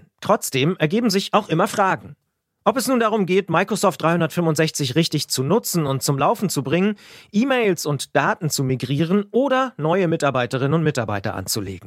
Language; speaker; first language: German; native; German